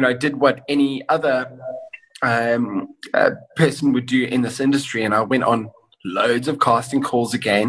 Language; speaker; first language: English; native; English